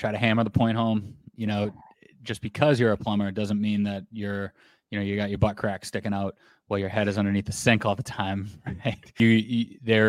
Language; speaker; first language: English; native; English